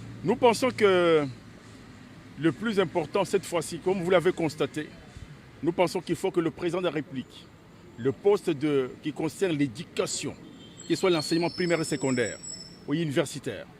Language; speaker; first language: French; non-native, local second language; Lingala